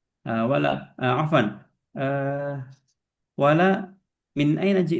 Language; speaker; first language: Arabic; non-native, fluent; Indonesian